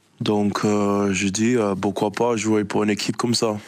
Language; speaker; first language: French; non-native, learner; English